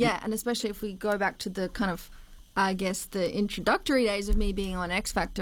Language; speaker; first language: English; native; English